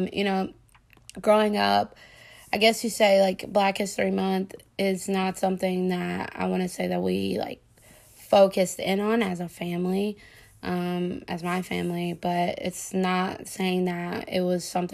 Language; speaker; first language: English; native; English